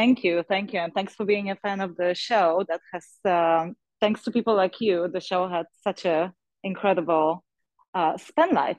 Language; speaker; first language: English; non-native, fluent; Polish